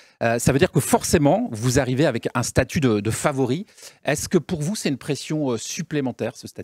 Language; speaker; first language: French; native; French